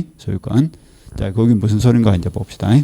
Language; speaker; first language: Korean; native; Korean